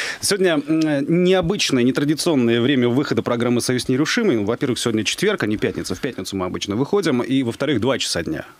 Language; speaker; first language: Russian; native; Russian